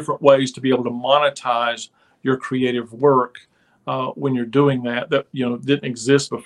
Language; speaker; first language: English; native; English